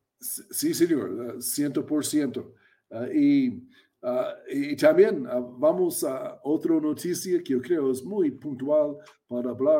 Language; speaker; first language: Spanish; non-native, fluent; English